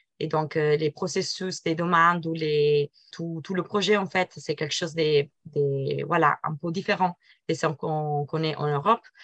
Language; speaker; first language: French; non-native, fluent; Italian